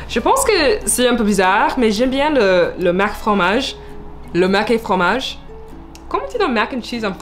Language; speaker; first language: French; non-native, learner; English